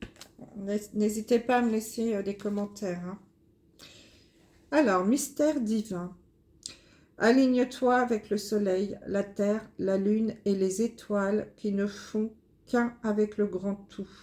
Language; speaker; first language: French; native; French